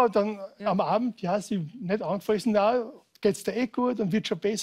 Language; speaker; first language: German; native; German